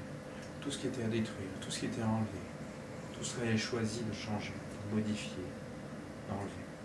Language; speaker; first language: French; native; French